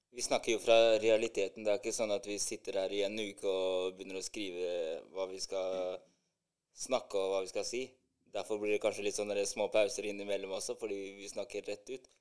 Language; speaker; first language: Norwegian; early bilingual, other home language; Albanian